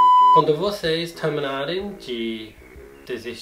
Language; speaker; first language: Portuguese; non-native, fluent; English